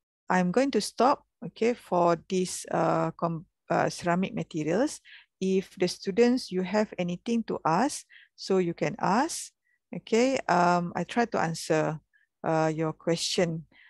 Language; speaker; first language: English; non-native, local second language; Malay